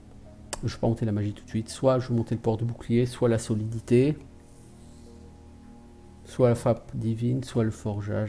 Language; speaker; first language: French; native; French